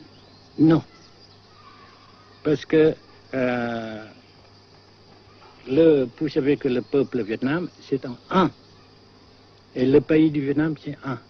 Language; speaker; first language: French; non-native, local second language; Vietnamese